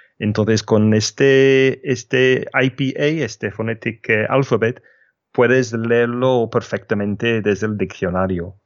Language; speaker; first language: Spanish; non-native, fluent; English